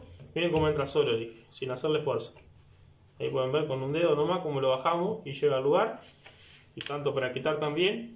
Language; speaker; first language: Spanish; native; Spanish